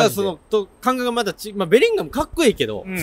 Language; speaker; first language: Japanese; native; Japanese